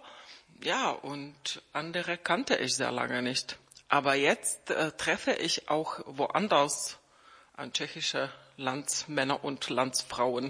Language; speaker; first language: German; non-native, fluent; Czech